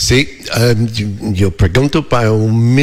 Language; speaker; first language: Spanish; non-native, learner; English